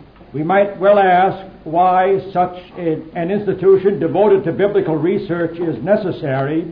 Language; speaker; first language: English; native; English